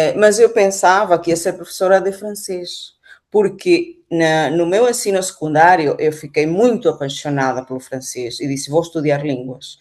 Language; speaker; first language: Portuguese; non-native, fluent; Spanish